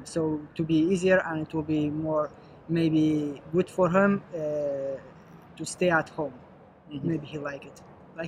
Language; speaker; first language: English; non-native, learner; Arabic